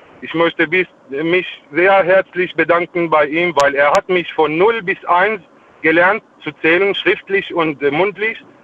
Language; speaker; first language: German; non-native, fluent; Arabic